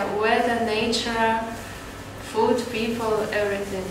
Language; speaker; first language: English; non-native, learner; Ukrainian